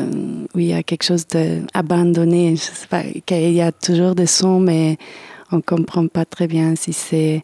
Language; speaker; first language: French; non-native, fluent; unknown